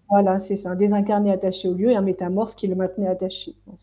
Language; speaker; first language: French; native; French